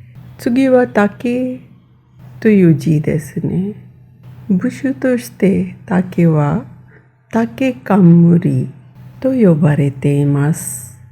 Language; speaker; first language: Japanese; non-native, fluent; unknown